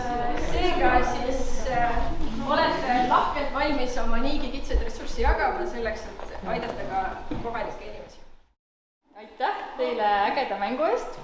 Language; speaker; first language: Estonian; native; Estonian